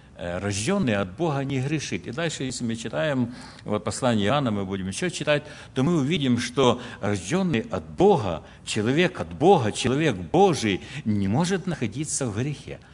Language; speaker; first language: Russian; early bilingual, other home language; Ukrainian